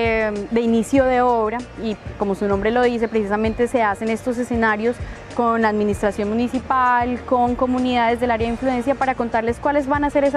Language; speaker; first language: Spanish; native; Spanish